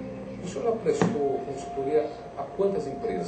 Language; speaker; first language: Portuguese; native; Portuguese